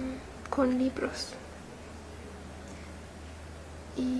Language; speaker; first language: Spanish; non-native, learner; English